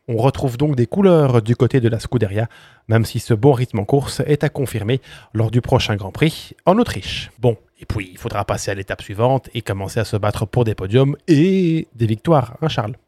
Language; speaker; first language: French; native; French